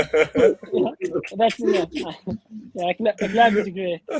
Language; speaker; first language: English; non-native, learner; Arabic